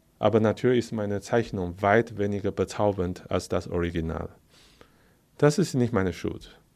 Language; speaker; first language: German; non-native, fluent; Chinese